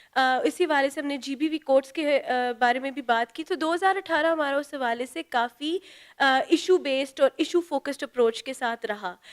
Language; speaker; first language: Urdu; native; Urdu